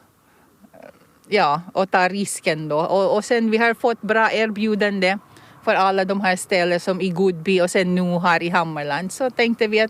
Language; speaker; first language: Swedish; non-native, fluent; Filipino